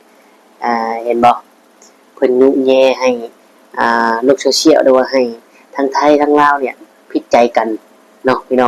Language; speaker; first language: Thai; non-native, local second language; Lao